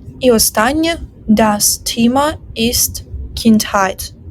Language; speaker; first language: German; non-native, fluent; Ukrainian